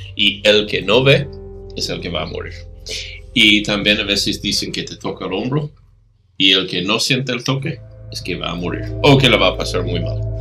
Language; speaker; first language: Spanish; non-native, fluent; English